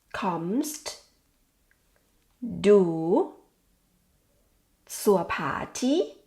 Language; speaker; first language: German; non-native, fluent; Thai